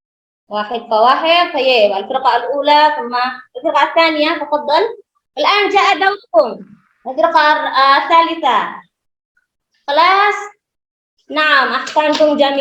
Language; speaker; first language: Arabic; non-native, learner; Indonesian